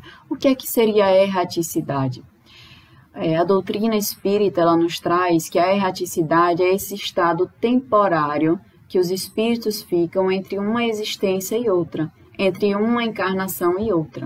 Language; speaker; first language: Portuguese; native; Portuguese